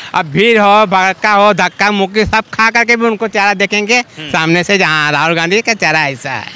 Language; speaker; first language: Hindi; non-native, local second language; Punjabi